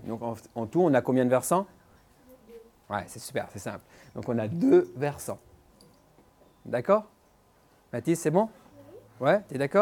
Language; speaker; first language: French; native; French